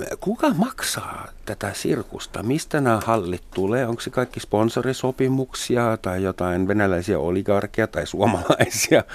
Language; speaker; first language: Finnish; non-native, fluent; German